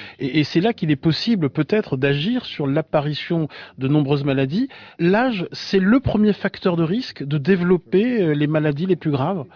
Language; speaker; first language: French; native; French